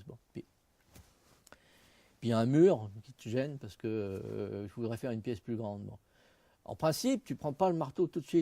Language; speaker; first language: French; native; French